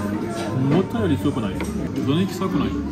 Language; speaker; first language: Japanese; non-native, learner; French